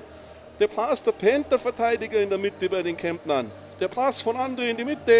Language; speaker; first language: German; native; German